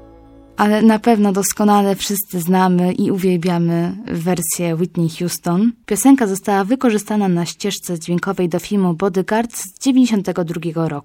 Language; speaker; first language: Polish; native; Polish